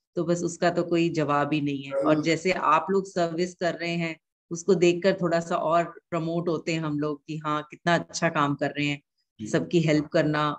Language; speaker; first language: Hindi; native; Hindi